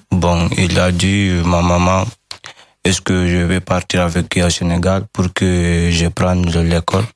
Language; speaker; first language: French; non-native, learner; Fula